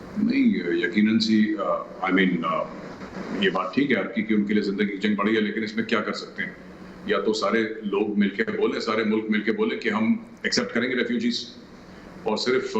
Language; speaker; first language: Hindi; native; Hindi